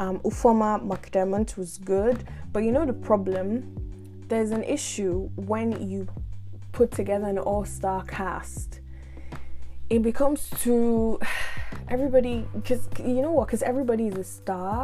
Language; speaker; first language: English; non-native, local second language; Igbo